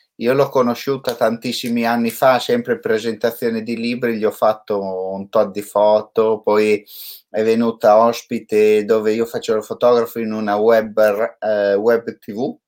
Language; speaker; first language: Italian; native; Italian